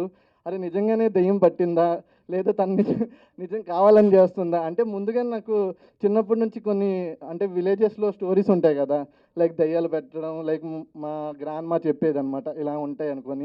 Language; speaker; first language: Telugu; native; Telugu